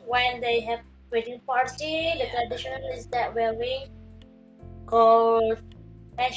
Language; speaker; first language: English; non-native, learner; Indonesian